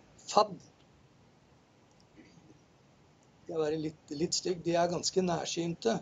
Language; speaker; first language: Norwegian; native; Norwegian